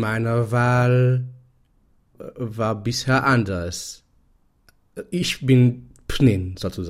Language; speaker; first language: German; non-native, fluent; Hebrew